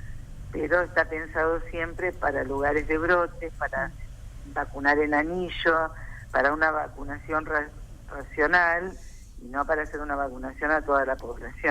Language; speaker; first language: Spanish; native; Spanish